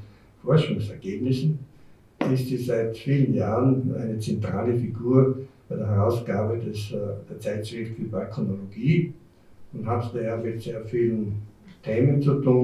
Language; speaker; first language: German; native; German